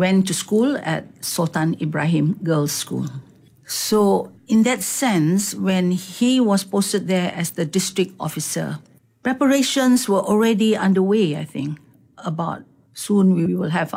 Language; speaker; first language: English; non-native, local second language; Malay